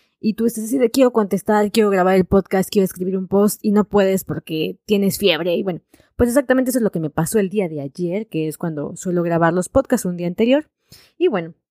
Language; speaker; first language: Spanish; native; Spanish